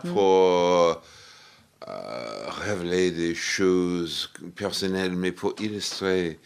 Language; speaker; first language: French; non-native, fluent; English